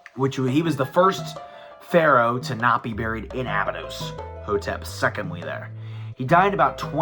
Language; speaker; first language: English; native; English